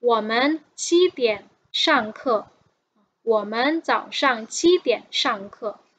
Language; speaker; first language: Chinese; non-native, fluent; Indonesian